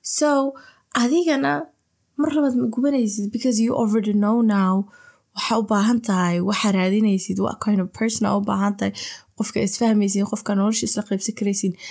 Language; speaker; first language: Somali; early bilingual, heritage; Somali